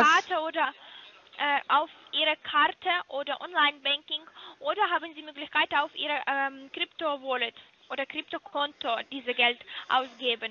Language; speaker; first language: German; non-native, learner; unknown